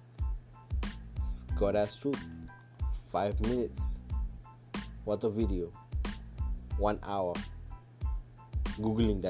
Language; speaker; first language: English; non-native, local second language; Swahili